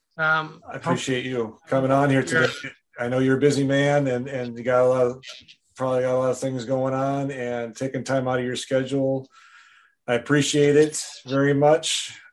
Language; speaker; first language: English; native; English